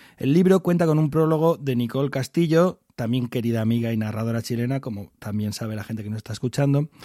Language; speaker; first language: Spanish; native; Spanish